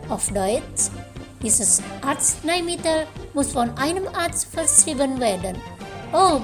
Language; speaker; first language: German; non-native, fluent; Indonesian